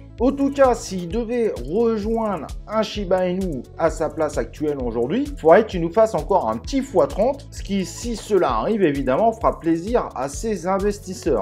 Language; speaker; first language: French; native; French